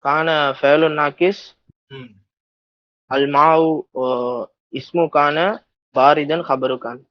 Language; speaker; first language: Arabic; non-native, learner; Tamil